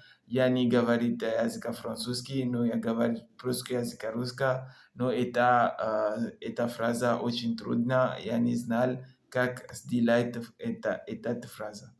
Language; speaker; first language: Russian; non-native, learner; French